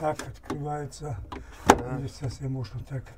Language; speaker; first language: Russian; non-native, learner; German